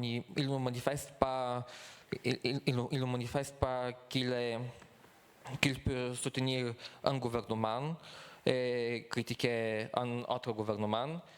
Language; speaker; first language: French; non-native, fluent; Bulgarian